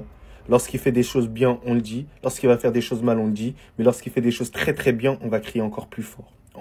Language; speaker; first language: French; native; French